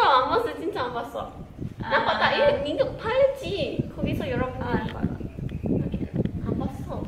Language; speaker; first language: Korean; non-native, learner; Malay